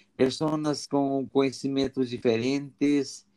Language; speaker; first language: Spanish; non-native, learner; Portuguese